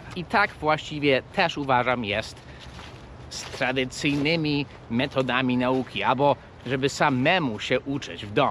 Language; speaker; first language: Polish; early bilingual, heritage; Polish